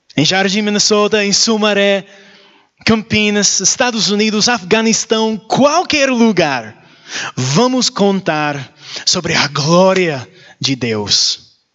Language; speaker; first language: Portuguese; non-native, learner; English